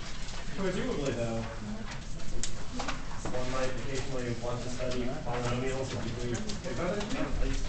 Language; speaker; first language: English; native; English